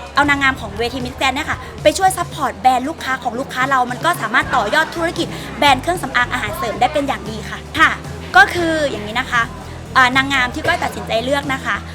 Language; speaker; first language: Thai; native; Thai